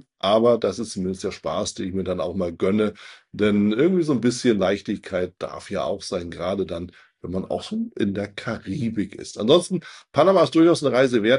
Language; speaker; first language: German; native; German